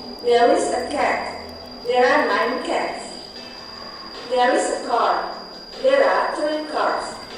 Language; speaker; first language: English; non-native, fluent; Indonesian